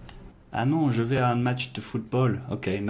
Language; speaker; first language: French; non-native, fluent; English